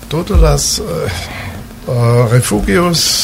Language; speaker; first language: Portuguese; non-native, learner; German